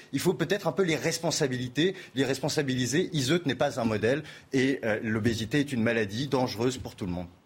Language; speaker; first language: French; native; French